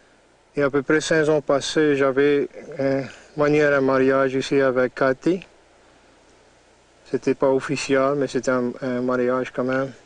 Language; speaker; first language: French; non-native, local second language; English